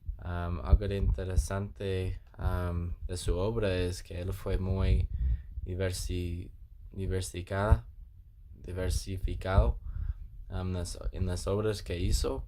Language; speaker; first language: Spanish; non-native, learner; English